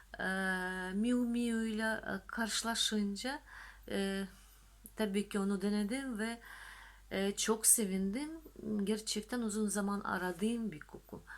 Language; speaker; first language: Turkish; non-native, fluent; Russian